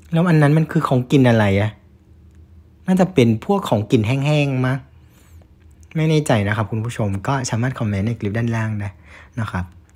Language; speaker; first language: Thai; non-native, fluent; Vietnamese